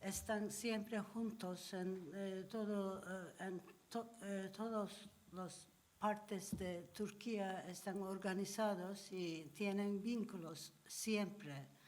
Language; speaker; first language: Spanish; non-native, learner; Turkish